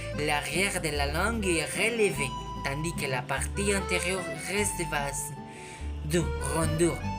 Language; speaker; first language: French; non-native, learner; Spanish